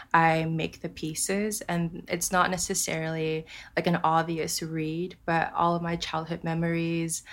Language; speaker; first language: English; early bilingual, other home language; Japanese